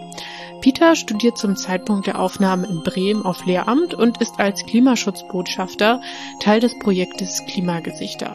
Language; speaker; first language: German; native; German